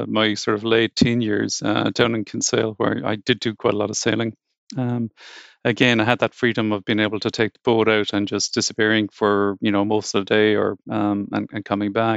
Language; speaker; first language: English; native; English